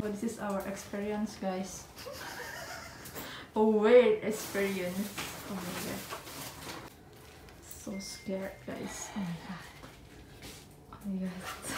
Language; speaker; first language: English; non-native, learner; Indonesian